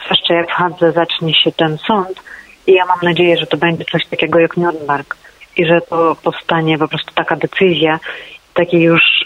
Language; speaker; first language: Polish; non-native, fluent; Ukrainian